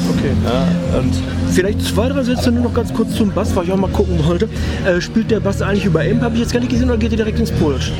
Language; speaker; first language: German; native; German